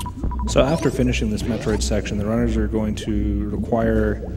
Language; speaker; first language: English; native; English